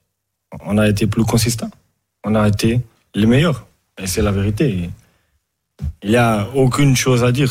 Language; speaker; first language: French; non-native, fluent; Portuguese